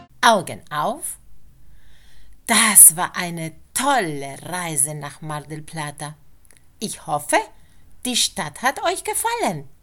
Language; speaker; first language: German; non-native, fluent; Spanish